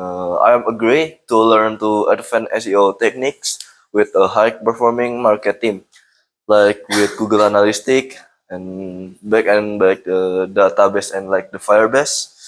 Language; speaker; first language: English; non-native, learner; Indonesian